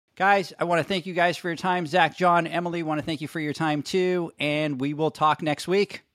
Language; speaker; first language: English; non-native, fluent; Spanish